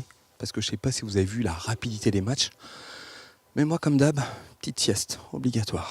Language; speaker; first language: French; native; French